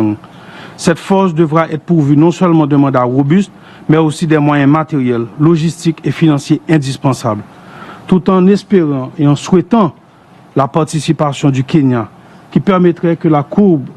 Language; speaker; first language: French; non-native, local second language; Haitian Creole